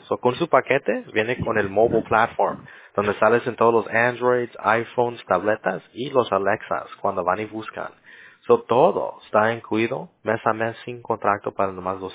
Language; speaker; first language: Spanish; early bilingual, heritage; English